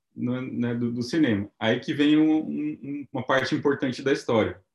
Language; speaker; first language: Portuguese; native; Portuguese